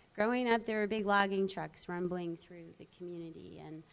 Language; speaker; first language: English; native; English